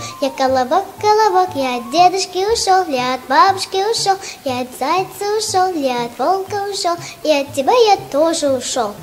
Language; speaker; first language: Russian; non-native, local second language; Tajik